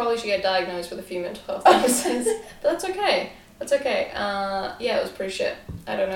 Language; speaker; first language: English; native; English